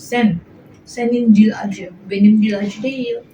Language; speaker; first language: Turkish; non-native, learner; Indonesian